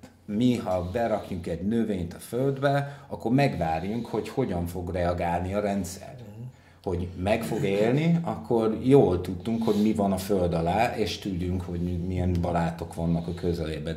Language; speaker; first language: Hungarian; non-native, fluent; English